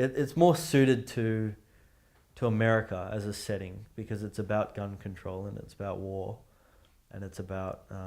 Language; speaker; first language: English; native; English